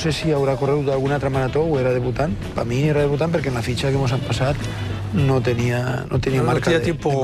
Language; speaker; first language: Catalan; native; Catalan